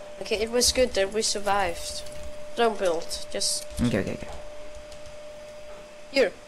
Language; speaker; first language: English; non-native, fluent; Danish